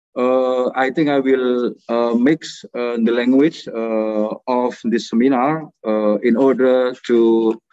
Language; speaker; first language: English; non-native, fluent; Indonesian